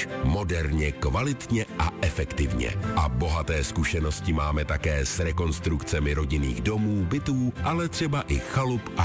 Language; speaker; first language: Czech; native; Czech